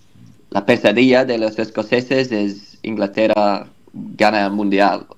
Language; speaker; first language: Spanish; non-native, learner; English